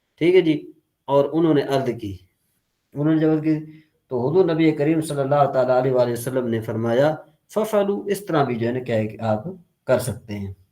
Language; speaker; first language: Urdu; non-native, local second language; Sindhi